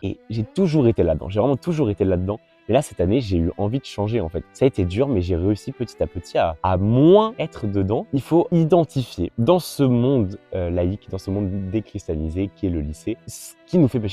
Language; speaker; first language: French; native; French